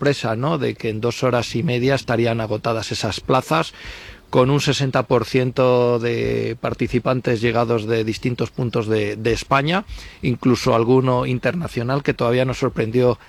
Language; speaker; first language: Spanish; native; Spanish